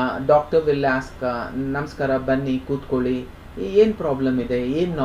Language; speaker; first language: Kannada; non-native, fluent; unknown